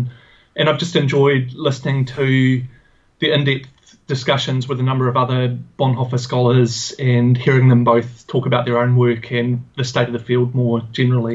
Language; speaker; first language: English; native; English